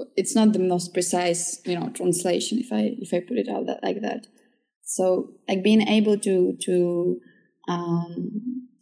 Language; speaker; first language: English; early bilingual, other home language; Czech